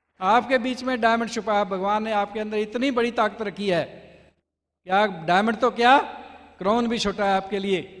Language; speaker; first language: Hindi; non-native, local second language; Punjabi